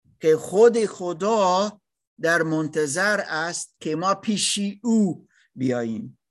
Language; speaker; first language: Persian; non-native, fluent; English